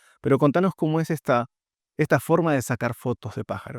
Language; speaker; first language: Spanish; native; Spanish